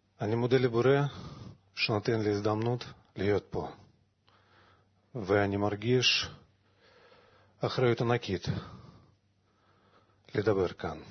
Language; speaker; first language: Hebrew; non-native, learner; Russian